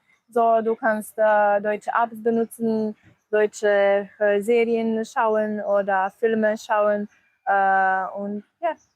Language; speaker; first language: German; non-native, learner; Croatian